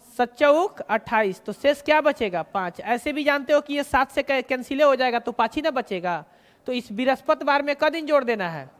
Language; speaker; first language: Hindi; native; Hindi